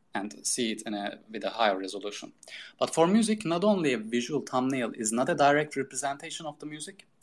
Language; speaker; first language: English; non-native, fluent; Turkish